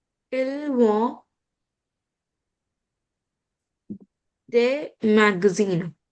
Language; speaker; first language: French; non-native, learner; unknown